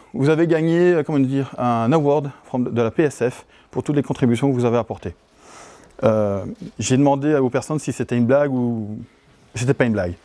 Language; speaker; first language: French; native; French